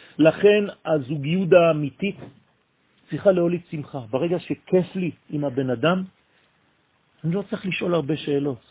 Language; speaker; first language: Hebrew; non-native, fluent; French